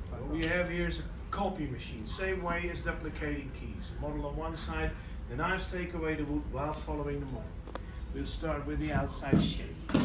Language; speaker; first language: English; non-native, fluent; Dutch